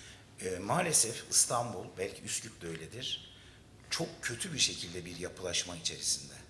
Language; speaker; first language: Turkish; native; Turkish